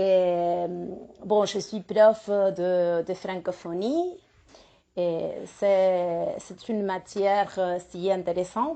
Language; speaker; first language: French; non-native, fluent; Spanish